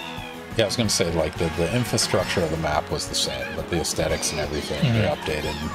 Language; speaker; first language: English; native; English